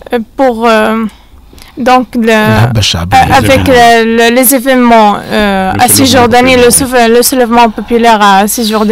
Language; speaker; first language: French; non-native, fluent; Arabic